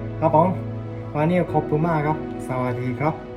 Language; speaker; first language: Thai; non-native, learner; Japanese